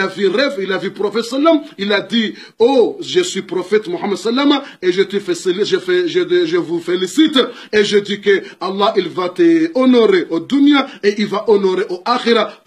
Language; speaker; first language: French; non-native, learner; Comorian